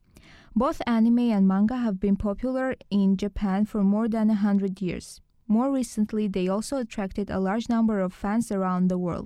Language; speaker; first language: English; non-native, learner; Lithuanian